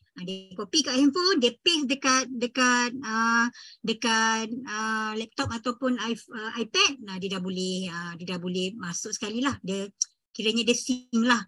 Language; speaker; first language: Malay; native; Malay